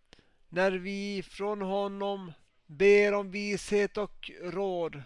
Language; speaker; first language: Swedish; non-native, local second language; Finnish